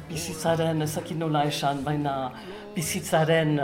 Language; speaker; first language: Basque; non-native, learner; English